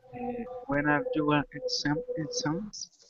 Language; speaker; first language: English; non-native, learner; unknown